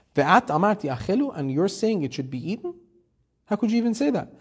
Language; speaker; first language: English; early bilingual, heritage; Persian